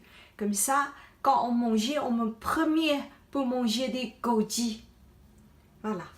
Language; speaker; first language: French; non-native, learner; Chinese